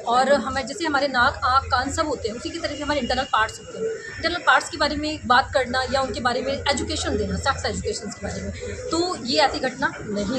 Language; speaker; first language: Hindi; native; Hindi